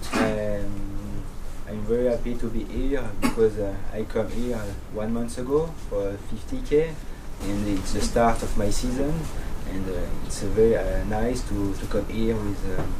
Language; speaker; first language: English; non-native, learner; French